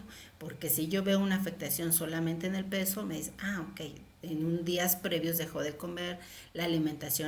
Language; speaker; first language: Spanish; native; Spanish